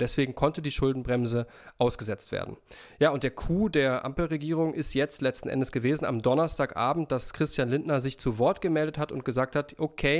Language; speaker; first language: German; native; German